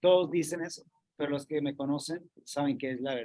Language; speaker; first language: Spanish; non-native, fluent; English